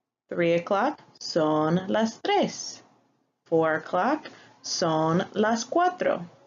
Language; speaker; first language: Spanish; non-native, fluent; English